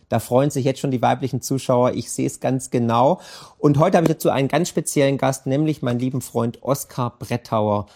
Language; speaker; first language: German; native; German